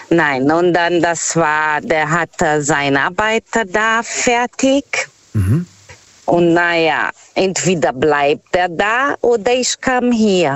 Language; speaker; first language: German; non-native, fluent; Portuguese